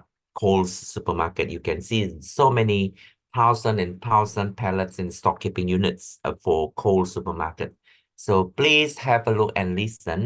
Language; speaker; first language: English; non-native, fluent; Indonesian